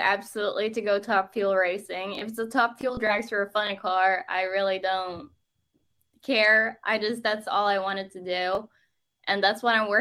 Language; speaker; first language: English; non-native, fluent; Norwegian